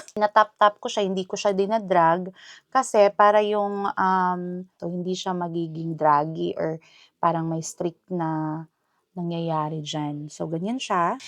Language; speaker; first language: Filipino; non-native, local second language; Hiligaynon